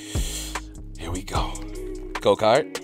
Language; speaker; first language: English; native; English